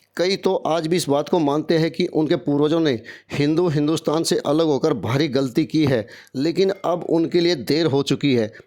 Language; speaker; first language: Hindi; native; Hindi